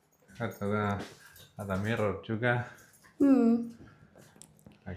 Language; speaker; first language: Indonesian; non-native, learner; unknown